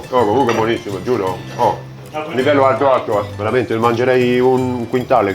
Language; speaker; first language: Italian; native; Italian